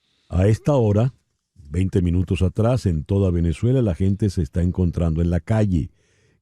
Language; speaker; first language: Spanish; native; Spanish